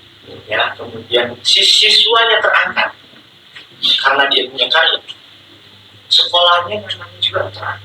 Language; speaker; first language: Indonesian; native; Indonesian